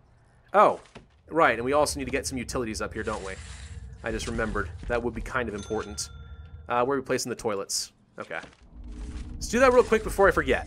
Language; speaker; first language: English; native; English